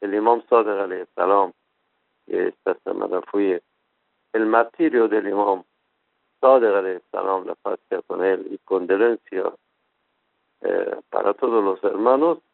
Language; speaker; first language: Spanish; non-native, fluent; Persian